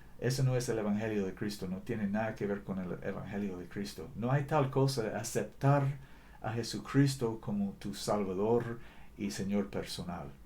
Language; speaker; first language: Spanish; non-native, fluent; English